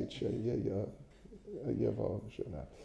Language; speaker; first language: Russian; non-native, learner; English